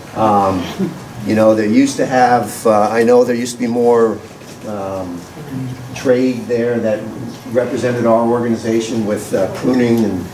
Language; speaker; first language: English; native; English